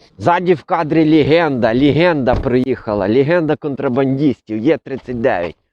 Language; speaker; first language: Ukrainian; native; Ukrainian